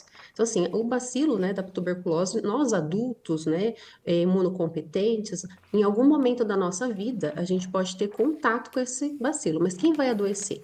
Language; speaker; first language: Portuguese; native; Portuguese